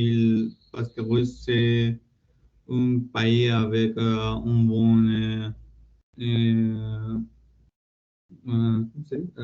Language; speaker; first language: French; non-native, learner; Spanish